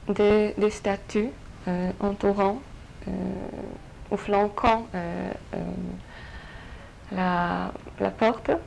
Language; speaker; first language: French; non-native, fluent; Polish